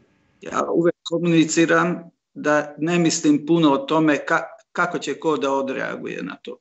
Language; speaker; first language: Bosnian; non-native, local second language; Hungarian